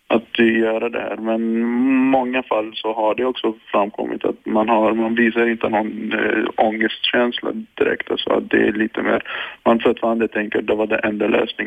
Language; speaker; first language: Swedish; non-native, fluent; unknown